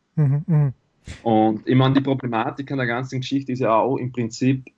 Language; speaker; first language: German; native; German